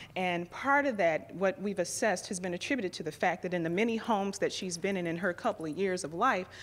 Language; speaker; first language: English; native; English